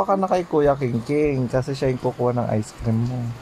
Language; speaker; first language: Filipino; native; Filipino